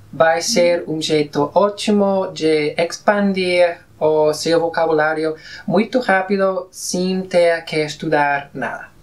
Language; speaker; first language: Portuguese; non-native, fluent; Spanish